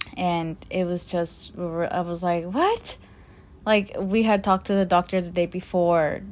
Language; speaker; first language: English; early bilingual, other home language; Spanish